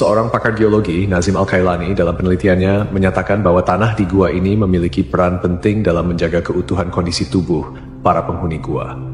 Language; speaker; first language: Indonesian; native; Indonesian